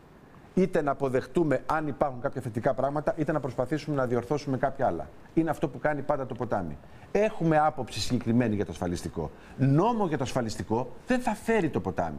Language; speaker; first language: Greek; native; Greek